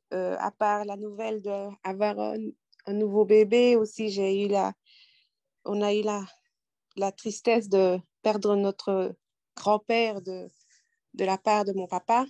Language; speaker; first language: French; non-native, fluent; Quechua